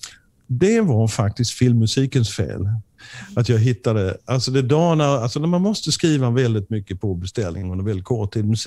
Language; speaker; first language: Swedish; native; Swedish